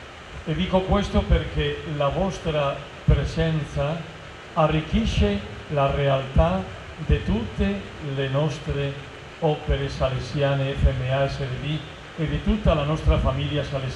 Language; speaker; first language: Italian; non-native, fluent; Spanish